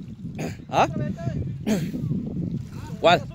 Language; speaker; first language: Spanish; native; Spanish